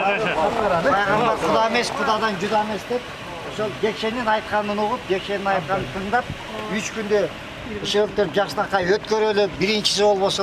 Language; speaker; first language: Kyrgyz; native; Kyrgyz